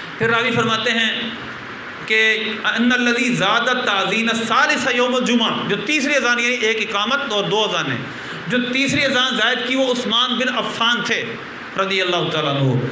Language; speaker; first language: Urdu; non-native, local second language; Punjabi